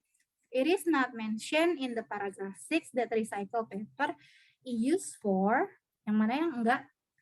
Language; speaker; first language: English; non-native, learner; Indonesian